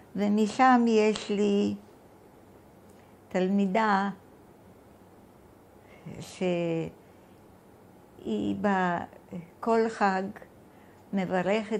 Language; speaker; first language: Hebrew; non-native, fluent; Bulgarian